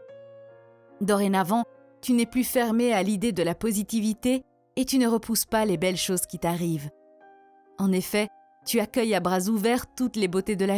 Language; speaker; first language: French; native; French